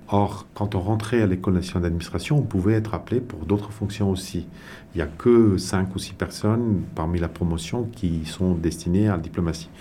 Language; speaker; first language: French; non-native, local second language; Tamil